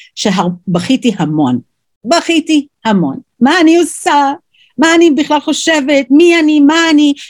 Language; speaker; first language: Hebrew; non-native, fluent; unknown